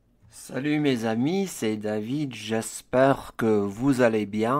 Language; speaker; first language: French; non-native, fluent; English